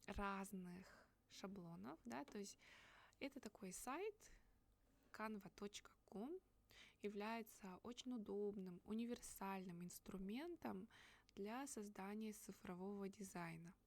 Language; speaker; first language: Russian; native; Russian